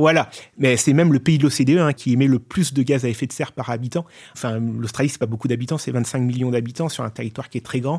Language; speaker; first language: French; native; French